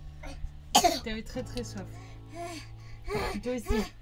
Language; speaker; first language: French; native; French